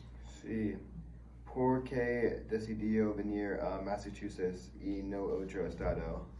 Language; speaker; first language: Spanish; non-native, learner; English